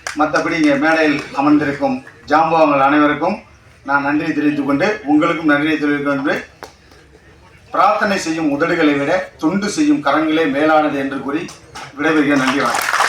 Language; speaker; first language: Tamil; native; Tamil